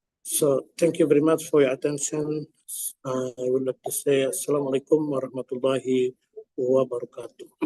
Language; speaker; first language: English; non-native, fluent; Indonesian